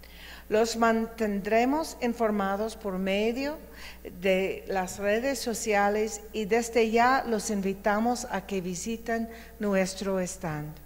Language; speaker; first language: Spanish; non-native, fluent; English